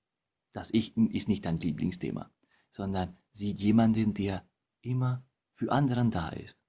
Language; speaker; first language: German; non-native, fluent; Spanish